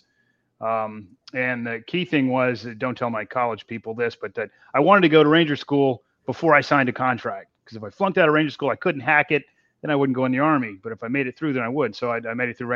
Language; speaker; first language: English; native; English